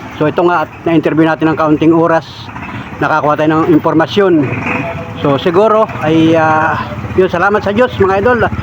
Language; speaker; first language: Filipino; native; Filipino